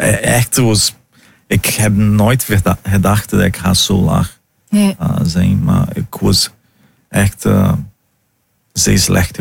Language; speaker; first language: Dutch; non-native, fluent; Portuguese